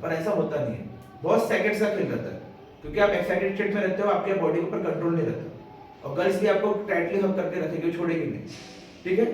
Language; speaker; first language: Hindi; non-native, local second language; Marathi